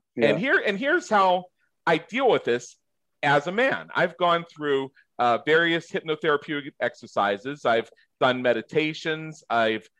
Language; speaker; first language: English; native; English